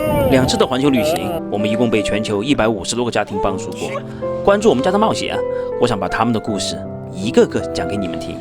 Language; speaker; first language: Chinese; native; Chinese